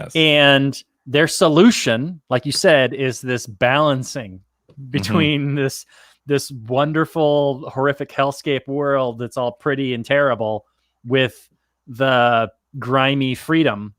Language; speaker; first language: English; native; English